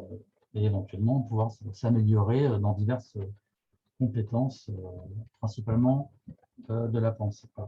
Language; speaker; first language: French; native; French